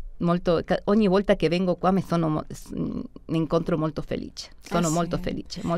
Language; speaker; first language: Italian; early bilingual, heritage; Spanish